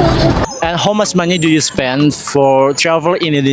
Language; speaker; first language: English; non-native, learner; Indonesian